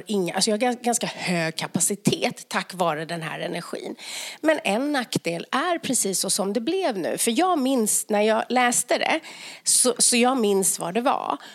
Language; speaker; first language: Swedish; native; Swedish